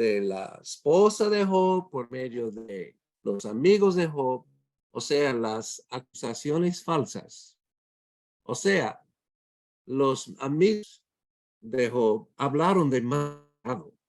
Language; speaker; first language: Spanish; non-native, fluent; English